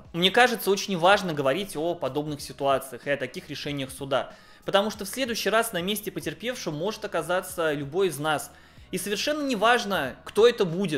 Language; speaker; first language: Russian; native; Russian